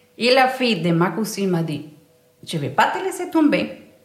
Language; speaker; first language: French; non-native, learner; Spanish